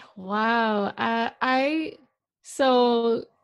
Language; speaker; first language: English; non-native, local second language; Malay